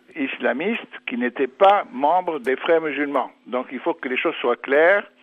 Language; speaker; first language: French; non-native, fluent; English